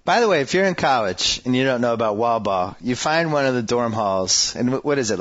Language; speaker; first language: English; native; English